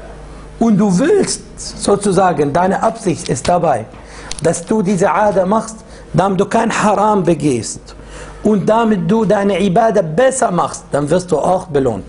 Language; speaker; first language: German; non-native, fluent; Arabic